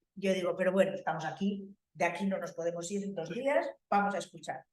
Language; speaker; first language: Spanish; native; Spanish